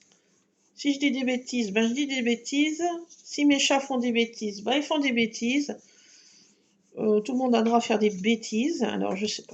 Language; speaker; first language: French; native; French